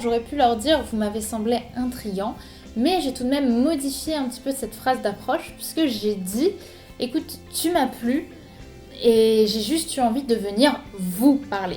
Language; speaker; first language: French; native; French